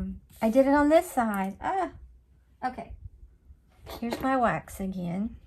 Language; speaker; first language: English; native; English